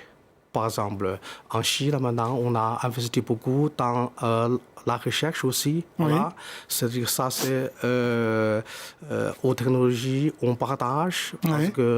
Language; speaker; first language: French; non-native, fluent; Chinese